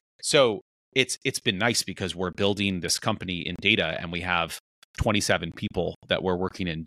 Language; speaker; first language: English; native; English